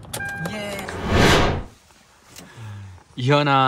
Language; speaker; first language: Korean; native; Korean